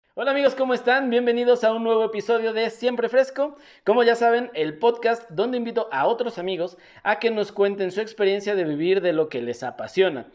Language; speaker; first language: Spanish; native; Spanish